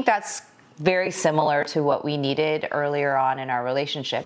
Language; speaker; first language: English; early bilingual, other home language; Korean